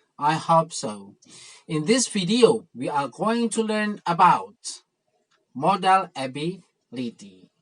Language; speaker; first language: English; non-native, fluent; Indonesian